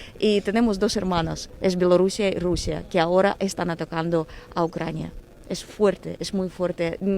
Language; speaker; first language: Spanish; non-native, fluent; Ukrainian